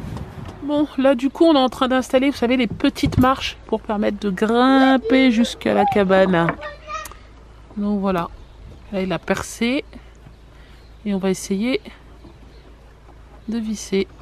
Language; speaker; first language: French; native; French